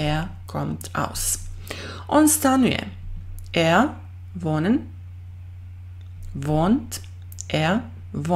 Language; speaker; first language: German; non-native, fluent; Croatian